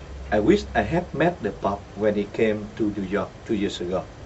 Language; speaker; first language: English; non-native, fluent; Vietnamese